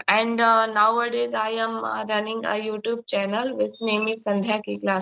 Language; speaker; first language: English; non-native, learner; Hindi